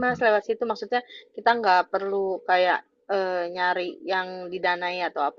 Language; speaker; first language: Indonesian; native; Indonesian